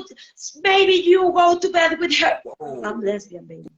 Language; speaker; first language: English; non-native, learner; Spanish